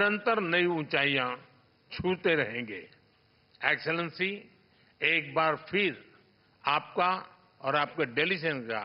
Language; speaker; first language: Hindi; native; Hindi